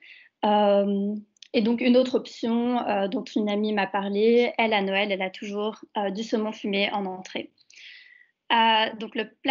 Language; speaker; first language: French; native; French